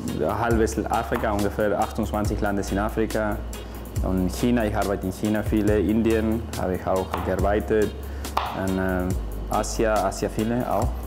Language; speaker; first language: German; non-native, learner; Spanish